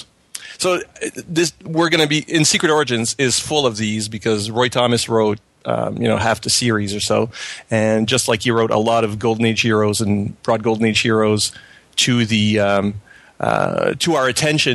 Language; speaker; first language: English; non-native, fluent; French